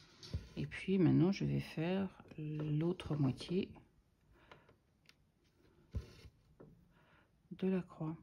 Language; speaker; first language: French; native; French